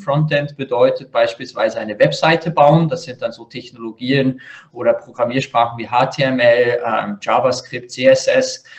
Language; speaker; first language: German; native; German